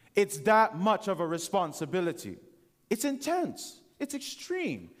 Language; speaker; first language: English; native; English